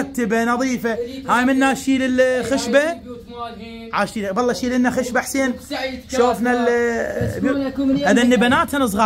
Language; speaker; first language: Arabic; native; Arabic